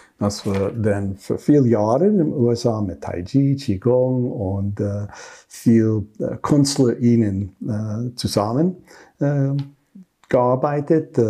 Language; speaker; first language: German; non-native, learner; English